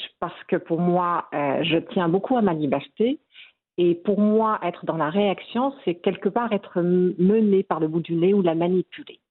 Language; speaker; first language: French; non-native, local second language; Arabic